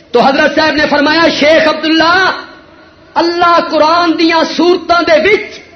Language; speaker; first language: Urdu; non-native, local second language; Punjabi